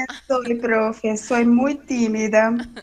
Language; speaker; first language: Spanish; non-native, learner; Portuguese